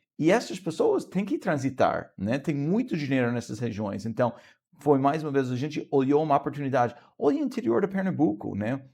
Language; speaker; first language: Portuguese; non-native, fluent; English